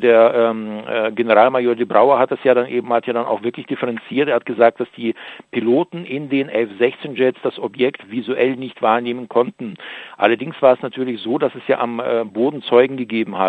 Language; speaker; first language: German; native; German